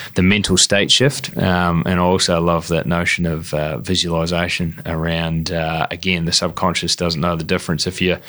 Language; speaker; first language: English; native; English